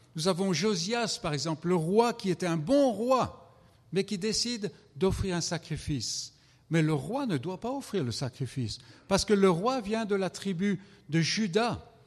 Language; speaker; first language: French; native; French